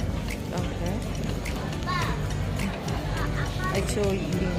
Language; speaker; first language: English; non-native, learner; Thai